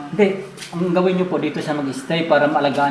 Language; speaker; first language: Filipino; native; Filipino